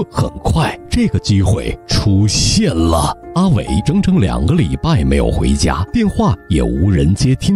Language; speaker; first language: Chinese; native; Chinese